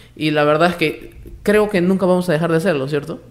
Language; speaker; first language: Spanish; native; Spanish